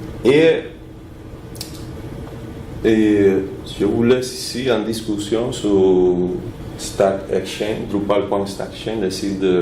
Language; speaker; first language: French; non-native, fluent; Spanish